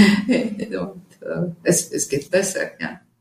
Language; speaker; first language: German; non-native, fluent; Romanian